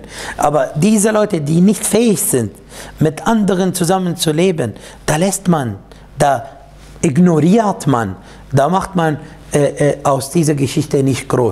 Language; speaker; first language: German; non-native, fluent; Arabic